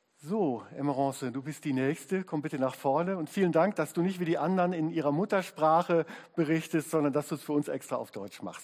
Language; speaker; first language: German; native; German